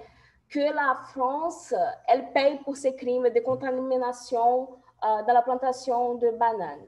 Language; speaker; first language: French; non-native, fluent; Portuguese